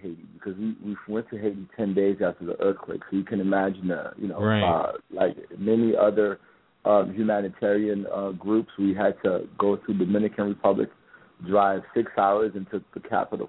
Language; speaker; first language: English; non-native, fluent; Haitian Creole